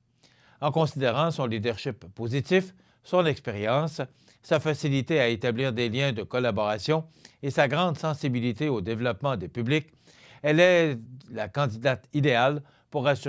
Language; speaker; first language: French; native; French